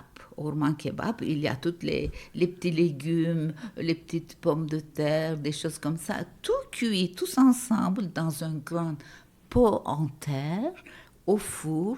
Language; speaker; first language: French; non-native, fluent; Turkish